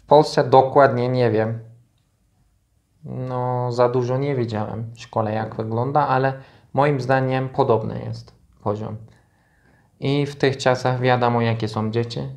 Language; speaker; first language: Polish; non-native, learner; Turkish